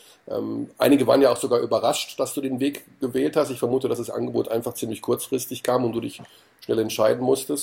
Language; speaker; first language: German; native; German